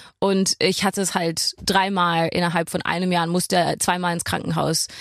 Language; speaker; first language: German; non-native, fluent; English